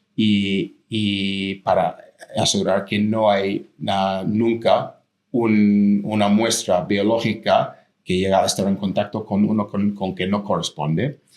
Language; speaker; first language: Spanish; non-native, fluent; English